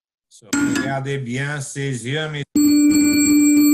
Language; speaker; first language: French; non-native, fluent; English